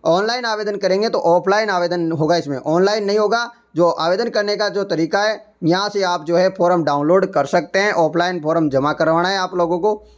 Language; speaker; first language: Hindi; native; Hindi